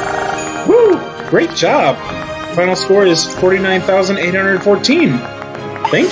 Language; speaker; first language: English; native; English